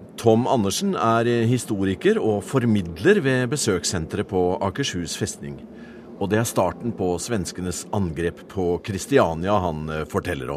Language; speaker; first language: Norwegian; native; Norwegian